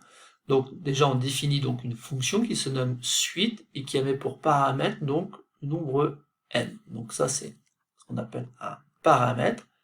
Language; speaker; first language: French; native; French